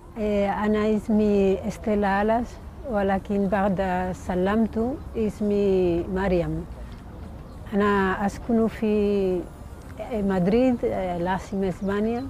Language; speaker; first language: Arabic; non-native, learner; Spanish